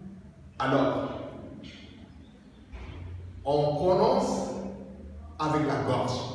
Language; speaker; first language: French; non-native, learner; Spanish